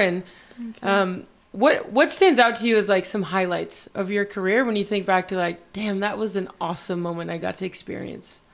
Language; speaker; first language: English; native; English